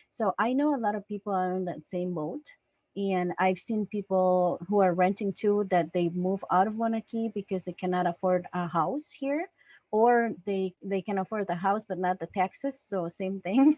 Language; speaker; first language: English; non-native, fluent; Spanish